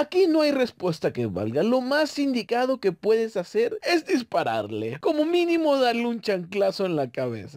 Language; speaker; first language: Spanish; native; Spanish